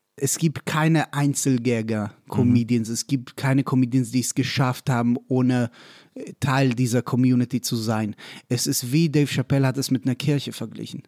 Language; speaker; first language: German; non-native, fluent; Hebrew